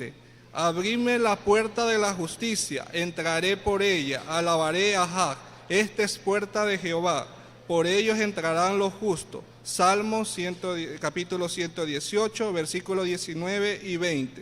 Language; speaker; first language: Spanish; native; Spanish